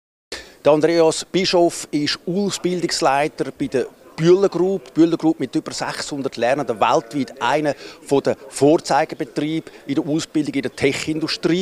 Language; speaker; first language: German; native; German